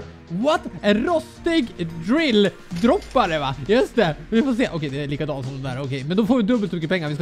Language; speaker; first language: Swedish; native; Swedish